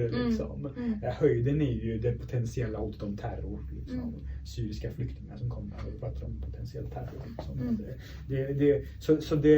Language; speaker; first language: Swedish; early bilingual, other home language; Persian